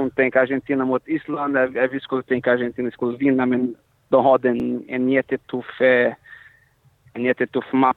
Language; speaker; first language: Swedish; non-native, fluent; Portuguese